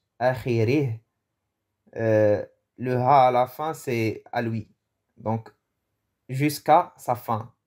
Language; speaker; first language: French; early bilingual, other home language; Arabic